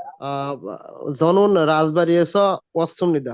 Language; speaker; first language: Korean; non-native, learner; Bangla